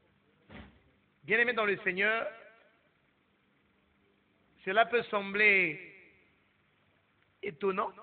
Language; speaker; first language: French; non-native, local second language; Lingala